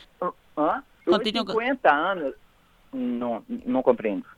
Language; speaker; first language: Spanish; non-native, learner; Portuguese